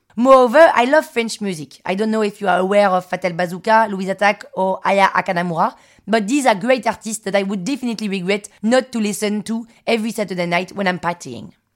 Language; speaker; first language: English; early bilingual, other home language; French